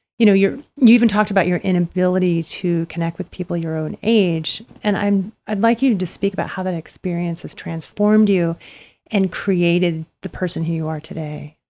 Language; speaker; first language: English; native; English